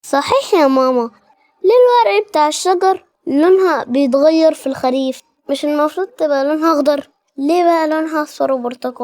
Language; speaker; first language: Arabic; native; Arabic